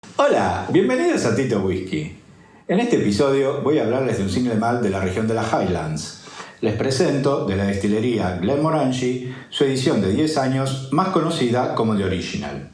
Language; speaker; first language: Spanish; native; Spanish